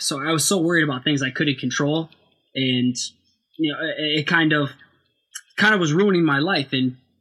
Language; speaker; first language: English; native; English